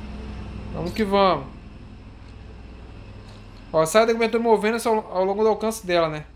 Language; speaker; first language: Portuguese; native; Portuguese